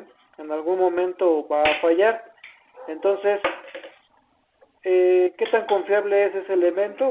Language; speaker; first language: Spanish; native; Spanish